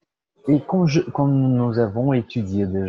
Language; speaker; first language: French; non-native, fluent; Portuguese